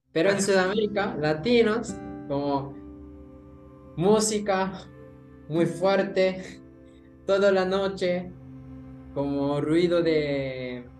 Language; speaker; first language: Spanish; non-native, learner; Japanese